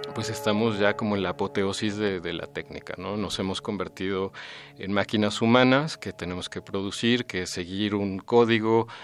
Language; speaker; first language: Spanish; native; Spanish